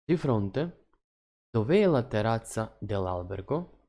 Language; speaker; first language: Italian; non-native, fluent; Macedonian